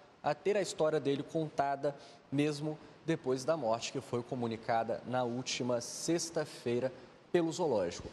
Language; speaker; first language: Portuguese; native; Portuguese